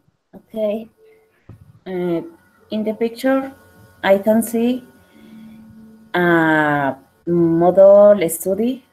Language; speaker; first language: English; non-native, learner; Spanish